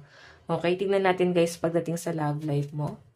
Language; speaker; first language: Filipino; native; Filipino